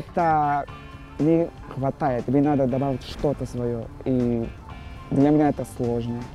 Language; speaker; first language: Russian; non-native, learner; Portuguese